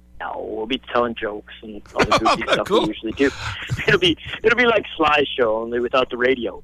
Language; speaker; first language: English; native; English